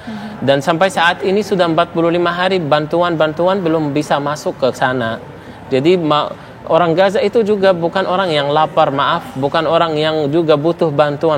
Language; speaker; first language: Indonesian; non-native, fluent; Arabic